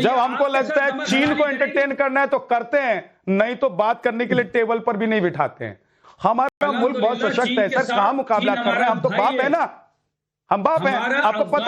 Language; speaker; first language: Hindi; native; Hindi